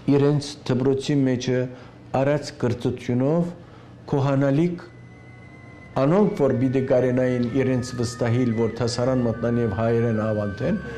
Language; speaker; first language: Armenian; native; Armenian